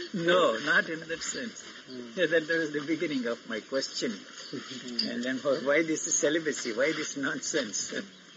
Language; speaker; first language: English; non-native, local second language; Telugu